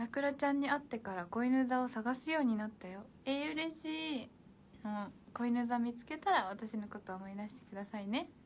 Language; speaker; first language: Japanese; native; Japanese